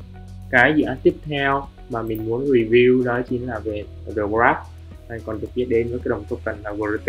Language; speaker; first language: Vietnamese; native; Vietnamese